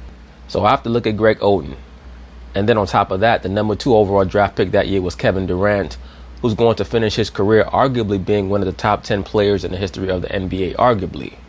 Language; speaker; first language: English; native; English